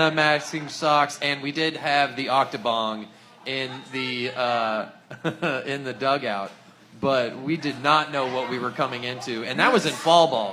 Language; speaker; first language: English; native; English